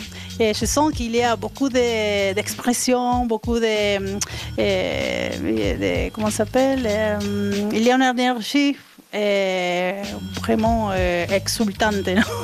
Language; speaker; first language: French; non-native, fluent; Spanish